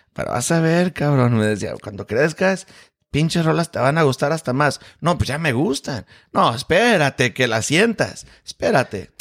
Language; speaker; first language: Spanish; early bilingual, heritage; Spanish